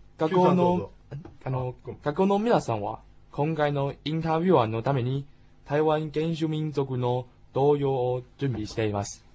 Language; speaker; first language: Japanese; non-native, learner; Chinese